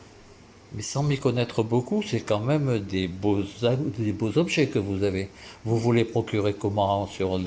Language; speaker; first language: French; native; French